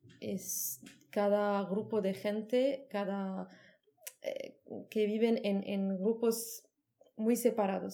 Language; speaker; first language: Spanish; non-native, learner; Arabic